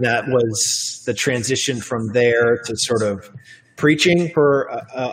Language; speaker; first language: English; native; English